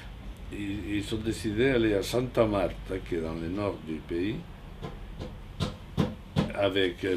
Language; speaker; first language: French; non-native, fluent; Spanish